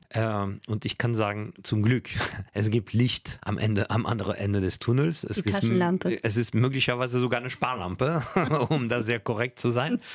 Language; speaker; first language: German; non-native, fluent; French